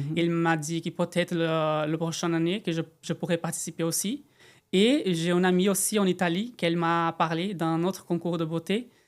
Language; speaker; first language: French; non-native, fluent; Portuguese